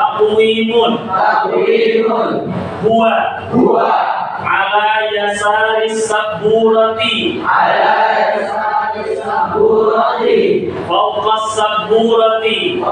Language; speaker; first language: Arabic; non-native, fluent; Indonesian